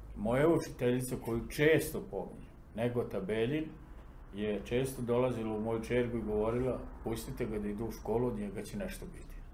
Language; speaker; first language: Serbian; non-native, local second language; Romany